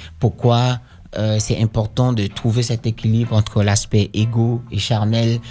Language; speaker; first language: French; non-native, fluent; Dutch